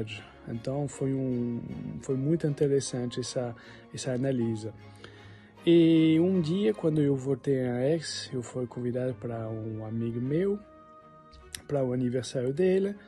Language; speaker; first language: French; non-native, learner; Portuguese